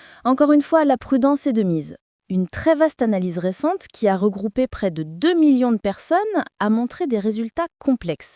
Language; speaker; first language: French; native; French